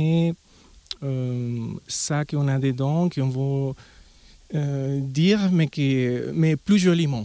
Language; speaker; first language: French; non-native, fluent; Spanish